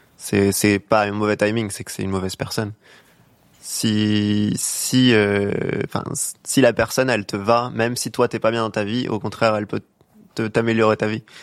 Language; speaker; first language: French; native; French